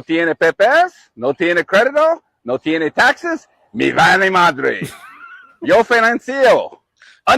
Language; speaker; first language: Spanish; non-native, learner; English